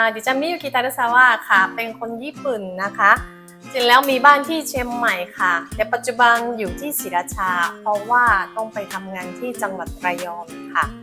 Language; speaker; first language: Thai; non-native, fluent; Japanese